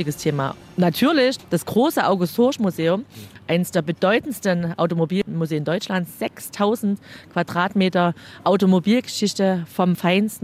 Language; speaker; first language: German; native; German